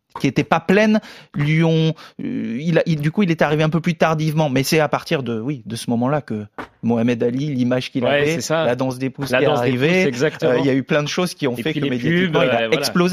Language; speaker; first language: French; native; French